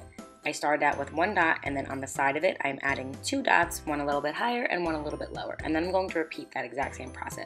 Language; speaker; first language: English; native; English